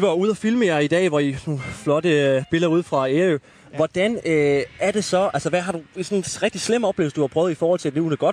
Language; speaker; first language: Danish; native; Danish